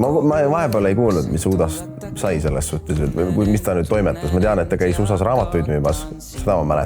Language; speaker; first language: Estonian; native; Estonian